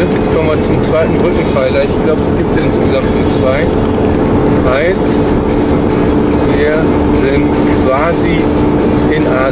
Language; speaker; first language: German; native; German